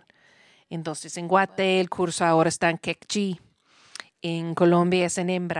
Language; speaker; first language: Spanish; non-native, learner; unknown